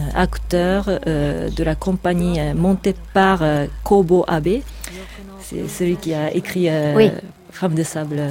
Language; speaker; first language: French; non-native, fluent; Japanese